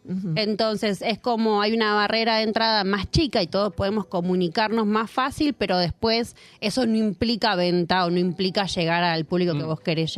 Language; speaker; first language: Spanish; native; Spanish